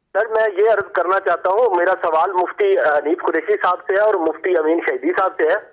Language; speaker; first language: Urdu; non-native, local second language; Pahari-Potwari